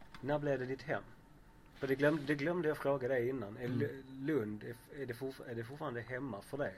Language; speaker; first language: Swedish; native; Swedish